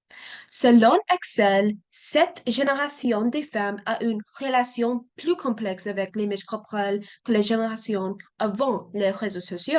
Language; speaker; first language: French; non-native, learner; English